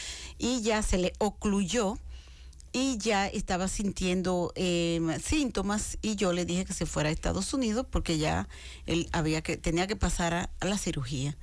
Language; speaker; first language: Spanish; native; Spanish